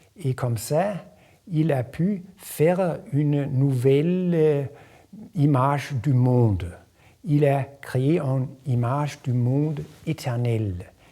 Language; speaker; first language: French; non-native, fluent; Danish